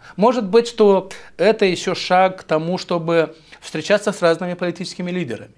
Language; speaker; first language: Russian; native; Russian